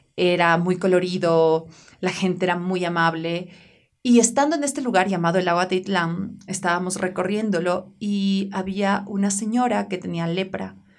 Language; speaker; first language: Spanish; native; Spanish